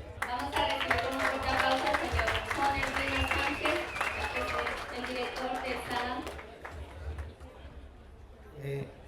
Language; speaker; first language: Spanish; native; Spanish